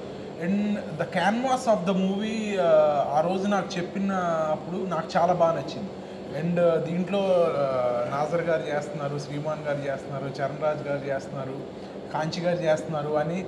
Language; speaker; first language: Telugu; native; Telugu